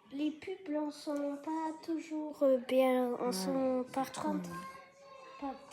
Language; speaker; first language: French; non-native, learner; German